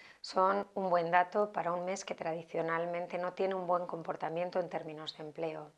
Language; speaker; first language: Spanish; native; Spanish